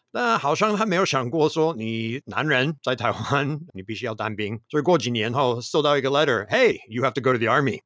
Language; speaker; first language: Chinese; non-native, fluent; English